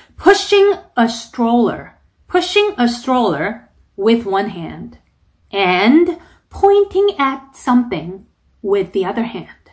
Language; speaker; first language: English; non-native, fluent; Korean